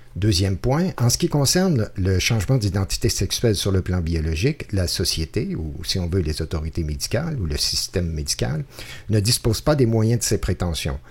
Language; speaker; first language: French; native; French